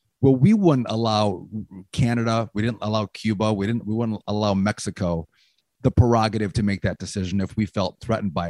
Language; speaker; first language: English; native; English